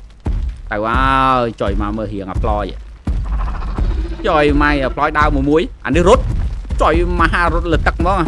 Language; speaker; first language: Khmer; native; Khmer